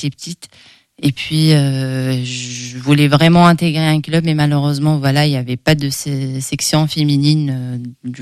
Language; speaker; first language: French; non-native, local second language; Arabic